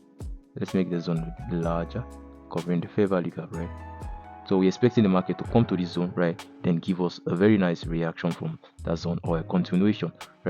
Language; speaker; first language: English; native; English